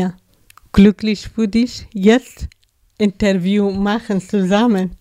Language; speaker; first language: German; non-native, learner; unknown